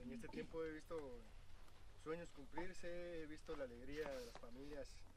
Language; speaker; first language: Spanish; native; Spanish